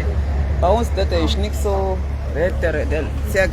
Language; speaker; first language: German; non-native, learner; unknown